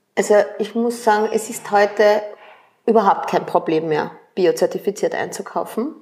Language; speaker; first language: German; early bilingual, other home language; Spanish